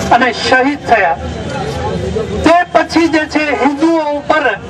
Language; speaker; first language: Gujarati; non-native, local second language; Sindhi